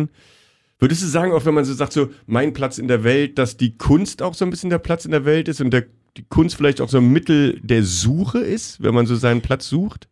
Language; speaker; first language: German; native; German